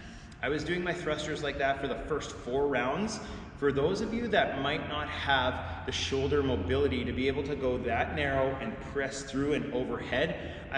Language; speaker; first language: English; native; English